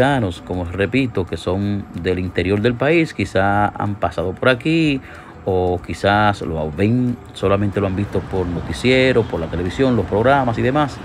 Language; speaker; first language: Spanish; native; Spanish